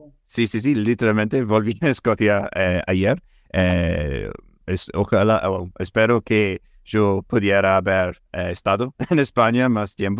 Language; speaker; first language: Spanish; non-native, fluent; English